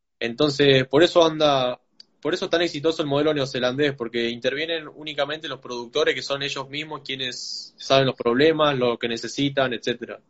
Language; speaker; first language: Spanish; native; Spanish